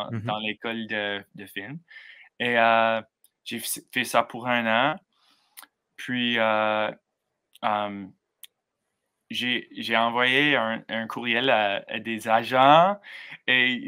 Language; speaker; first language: French; non-native, learner; English